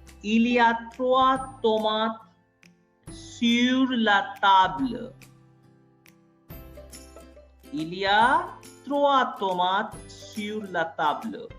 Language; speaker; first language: French; non-native, fluent; Bangla